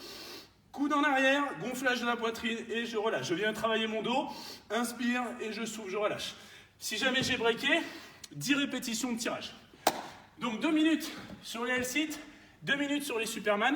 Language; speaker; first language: French; native; French